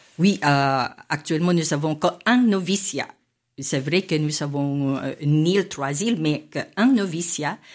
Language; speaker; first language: French; non-native, fluent; Filipino